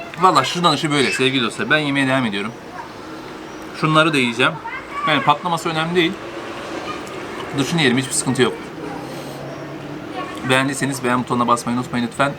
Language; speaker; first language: Turkish; native; Turkish